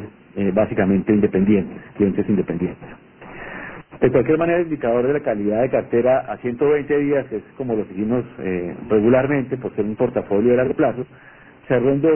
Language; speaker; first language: Spanish; native; Spanish